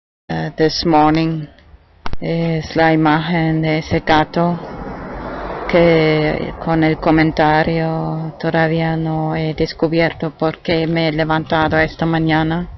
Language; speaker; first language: Spanish; non-native, fluent; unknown